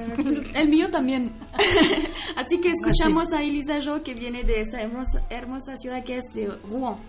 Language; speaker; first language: Spanish; non-native, fluent; French